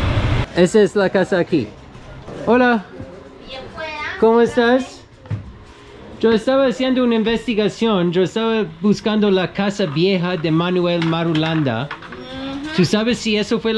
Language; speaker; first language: Spanish; non-native, learner; English